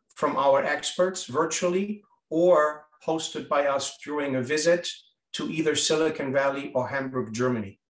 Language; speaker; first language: English; non-native, fluent; German